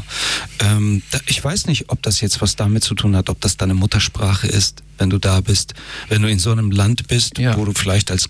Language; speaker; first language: German; early bilingual, other home language; Persian